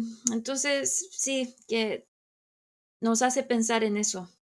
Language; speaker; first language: Spanish; non-native, fluent; Korean